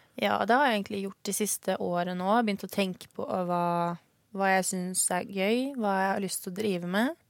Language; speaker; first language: Norwegian; early bilingual, other home language; Swedish